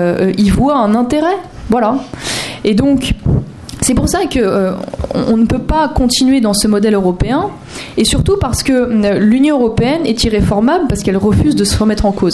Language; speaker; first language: French; native; French